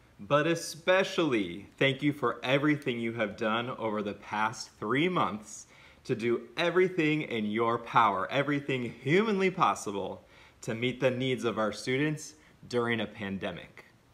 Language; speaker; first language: English; native; English